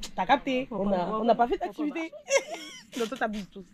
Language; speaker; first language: French; native; French